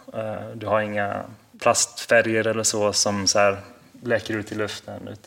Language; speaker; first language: Swedish; early bilingual, heritage; Swedish